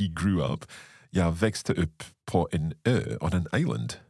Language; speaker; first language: Swedish; non-native, learner; English